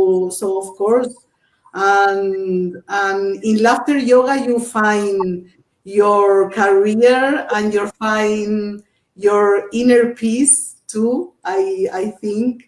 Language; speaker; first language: English; non-native, learner; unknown